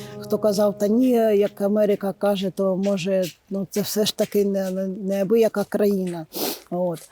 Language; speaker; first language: Ukrainian; non-native, local second language; Russian